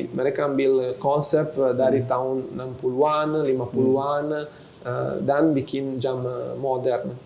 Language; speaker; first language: Indonesian; non-native, fluent; Italian